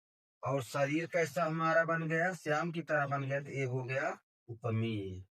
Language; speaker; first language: Hindi; native; Hindi